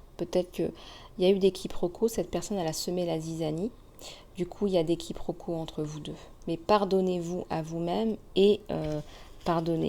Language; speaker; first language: French; native; French